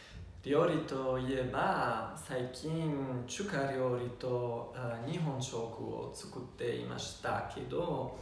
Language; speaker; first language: Japanese; non-native, learner; Italian